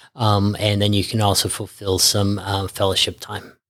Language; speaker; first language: English; early bilingual, other home language; Norwegian